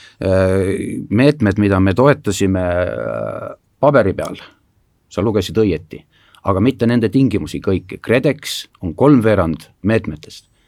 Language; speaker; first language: Estonian; native; Estonian